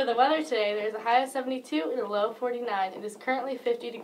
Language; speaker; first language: English; native; English